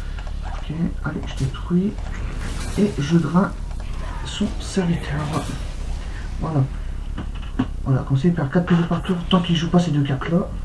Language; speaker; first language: French; native; French